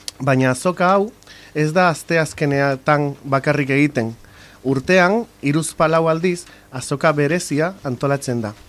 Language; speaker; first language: Basque; non-native, local second language; Spanish